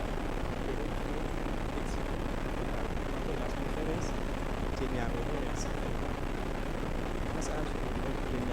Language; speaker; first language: Spanish; non-native, fluent; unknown